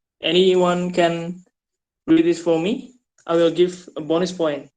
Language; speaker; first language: English; non-native, fluent; Indonesian